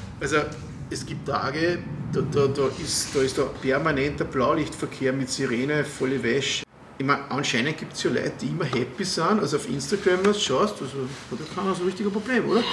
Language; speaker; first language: German; native; German